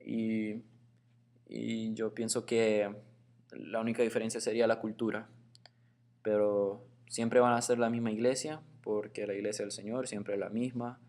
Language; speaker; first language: Spanish; early bilingual, heritage; Spanish